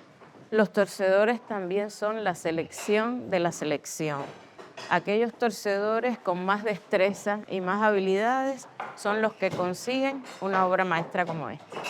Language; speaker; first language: Spanish; native; Spanish